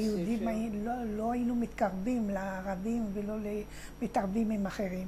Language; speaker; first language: Hebrew; non-native, fluent; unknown